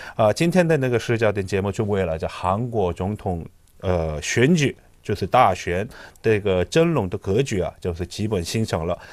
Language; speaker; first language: Chinese; non-native, fluent; Korean